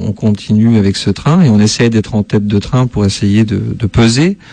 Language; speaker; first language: French; native; French